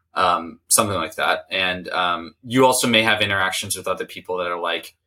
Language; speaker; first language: English; native; English